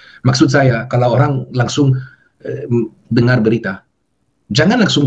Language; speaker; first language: Indonesian; non-native, fluent; Hebrew